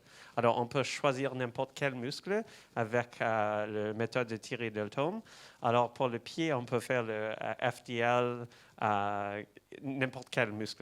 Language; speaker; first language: French; non-native, fluent; English